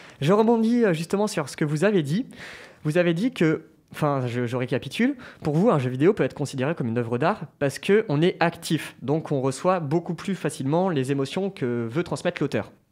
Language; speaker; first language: French; native; French